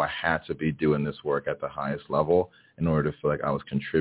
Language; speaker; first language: English; early bilingual, other home language; Haitian Creole